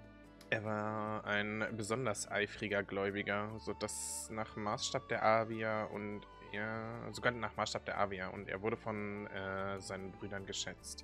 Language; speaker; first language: German; native; German